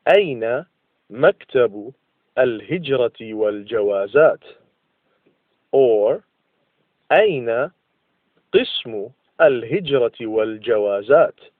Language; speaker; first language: Arabic; non-native, fluent; English